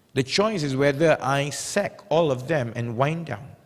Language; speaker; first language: English; non-native, local second language; Malay